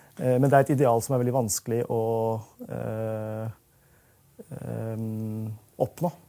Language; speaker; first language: Norwegian; early bilingual, other home language; Urdu